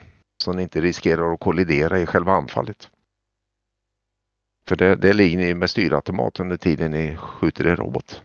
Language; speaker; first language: Swedish; native; Swedish